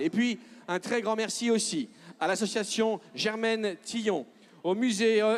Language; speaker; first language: French; native; French